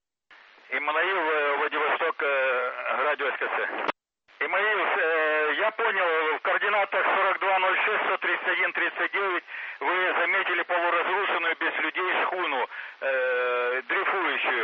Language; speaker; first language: Russian; native; Russian